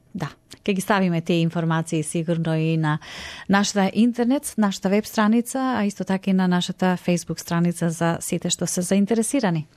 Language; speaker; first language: Macedonian; native; Macedonian